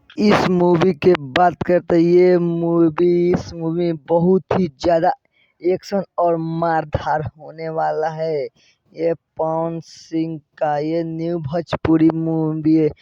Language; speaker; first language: Hindi; non-native, local second language; Bhojpuri